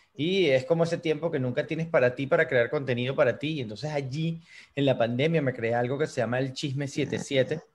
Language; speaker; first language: Spanish; native; Spanish